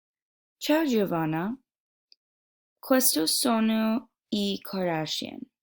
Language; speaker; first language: Italian; non-native, learner; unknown